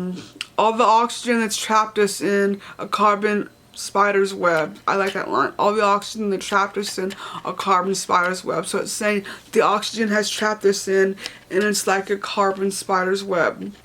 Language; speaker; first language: English; native; English